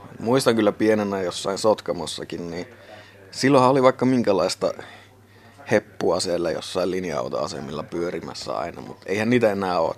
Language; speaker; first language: Finnish; native; Finnish